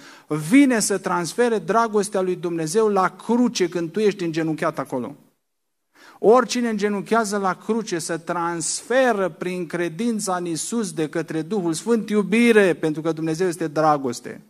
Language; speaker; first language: Romanian; native; Romanian